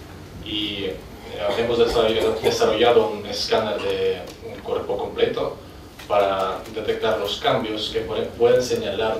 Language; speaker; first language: Spanish; non-native, fluent; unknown